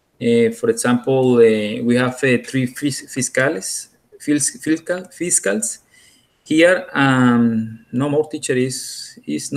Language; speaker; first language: English; non-native, learner; Spanish